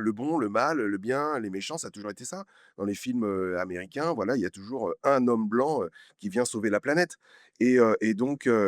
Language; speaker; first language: French; native; French